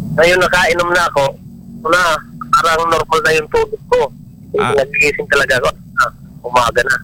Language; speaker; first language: Filipino; non-native, local second language; Bikol